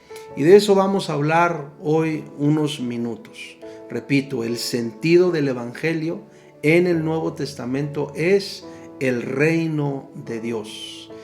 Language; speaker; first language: Spanish; native; Spanish